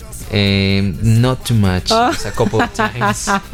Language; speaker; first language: English; non-native, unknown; Spanish